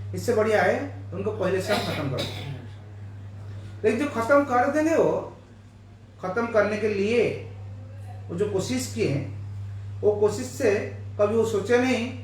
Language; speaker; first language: Hindi; non-native, local second language; Bangla